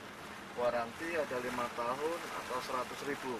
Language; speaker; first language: Indonesian; native; Indonesian